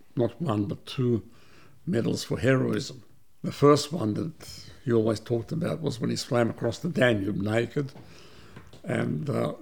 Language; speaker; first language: English; early bilingual, other home language; Serbian